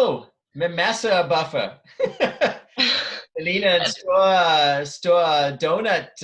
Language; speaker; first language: Danish; non-native, fluent; English